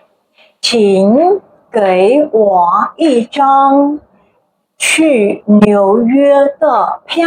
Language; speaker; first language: Chinese; non-native, fluent; Khmer